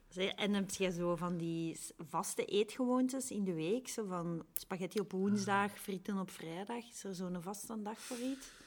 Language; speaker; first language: Dutch; native; Dutch